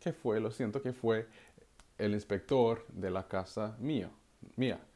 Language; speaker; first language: Spanish; non-native, learner; English